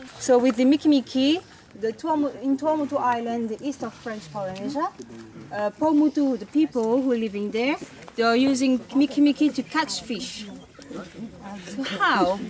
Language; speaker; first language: English; non-native, learner; French